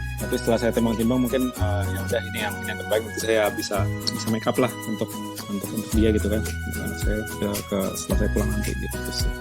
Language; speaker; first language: Indonesian; native; Indonesian